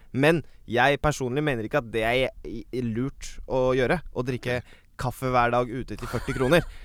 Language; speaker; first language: Norwegian; early bilingual, other home language; Baluchi